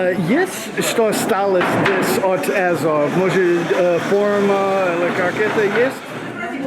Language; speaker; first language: Russian; non-native, learner; English